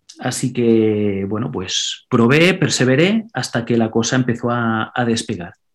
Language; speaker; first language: Spanish; non-native, local second language; Catalan